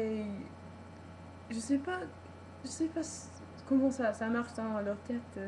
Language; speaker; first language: French; non-native, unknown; English